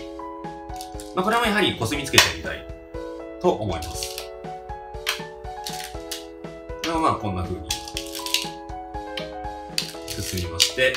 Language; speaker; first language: Japanese; native; Japanese